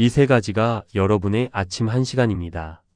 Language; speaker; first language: Korean; native; Korean